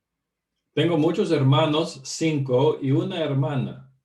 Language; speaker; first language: Spanish; non-native, fluent; English